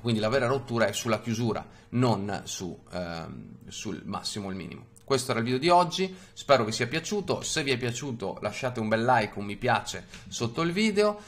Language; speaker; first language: Italian; native; Italian